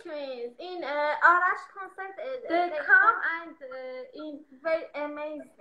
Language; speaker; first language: English; non-native, learner; Persian